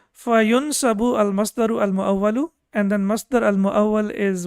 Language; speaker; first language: Arabic; non-native, fluent; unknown